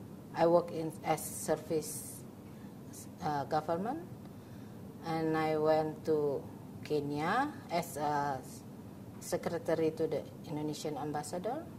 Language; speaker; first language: English; non-native, learner; Indonesian